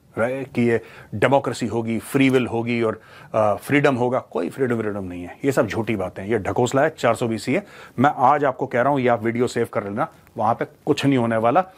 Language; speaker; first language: Hindi; native; Hindi